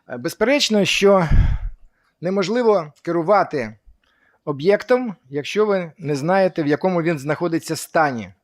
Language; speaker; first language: Ukrainian; native; Ukrainian